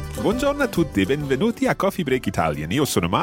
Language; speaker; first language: Italian; non-native, fluent; English